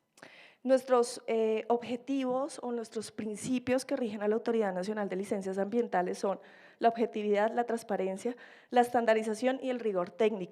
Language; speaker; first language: Spanish; native; Spanish